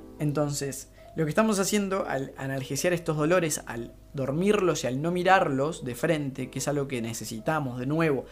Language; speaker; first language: Spanish; native; Spanish